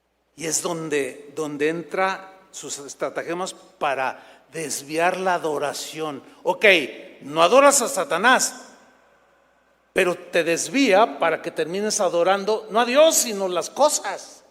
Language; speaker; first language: Spanish; native; Spanish